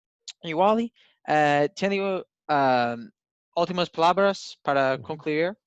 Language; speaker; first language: Spanish; non-native, learner; English